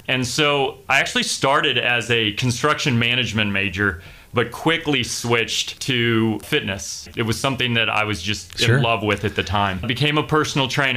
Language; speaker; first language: English; native; English